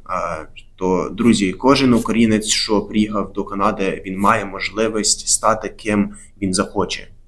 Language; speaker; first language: Ukrainian; early bilingual, heritage; Ukrainian